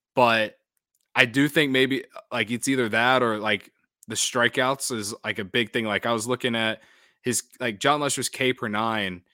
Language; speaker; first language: English; native; English